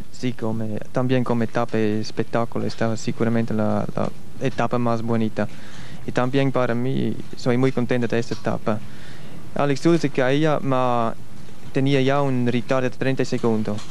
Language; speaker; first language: Spanish; non-native, learner; Swiss German